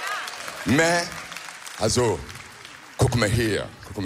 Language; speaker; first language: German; non-native, learner; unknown